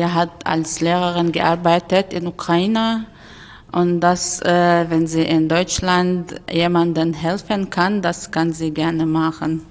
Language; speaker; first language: German; non-native, fluent; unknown